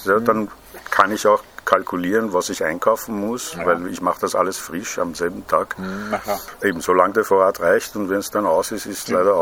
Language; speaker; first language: German; non-native, fluent; Persian